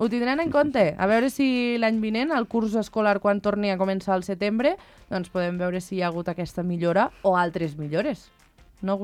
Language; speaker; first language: Catalan; native; Catalan